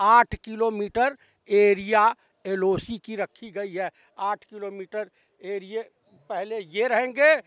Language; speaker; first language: Hindi; native; Hindi